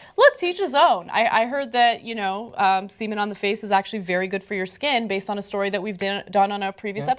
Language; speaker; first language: English; native; English